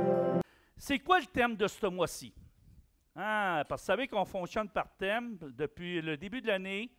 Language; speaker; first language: French; native; French